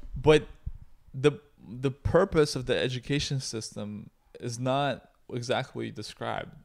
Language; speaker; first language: English; native; English